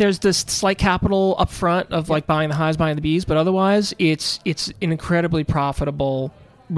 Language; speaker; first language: English; native; English